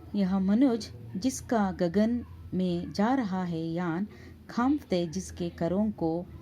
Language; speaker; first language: Hindi; non-native, local second language; Kannada